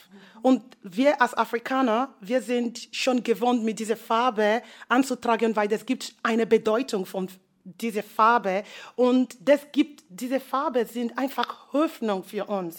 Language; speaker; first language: German; non-native, learner; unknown